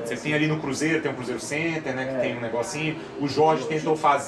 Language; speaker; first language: Portuguese; native; Portuguese